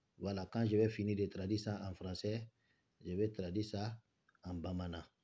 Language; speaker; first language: French; non-native, local second language; Bambara